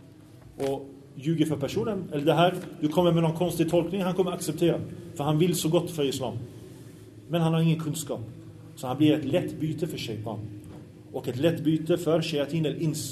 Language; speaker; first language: Swedish; early bilingual, other home language; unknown